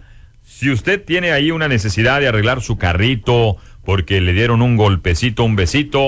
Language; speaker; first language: Spanish; native; Spanish